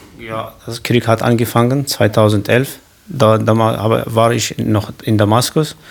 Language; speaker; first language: German; non-native, learner; Kurdish